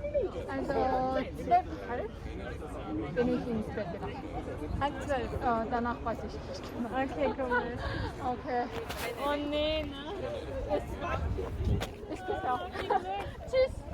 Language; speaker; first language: German; native; German